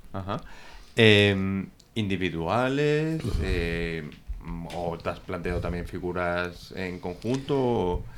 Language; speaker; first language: Spanish; native; Spanish